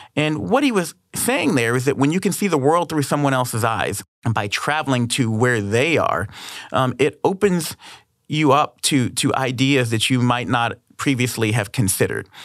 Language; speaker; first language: English; native; English